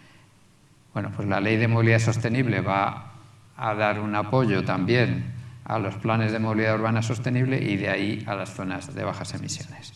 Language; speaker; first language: Spanish; native; Spanish